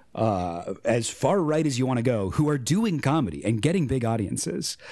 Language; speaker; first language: English; native; English